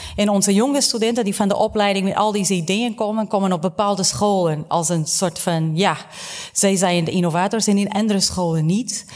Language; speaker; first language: Dutch; non-native, fluent; Portuguese